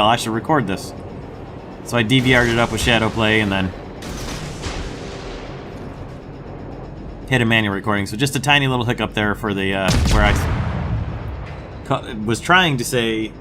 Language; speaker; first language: English; native; English